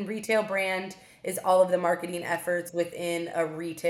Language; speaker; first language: English; native; English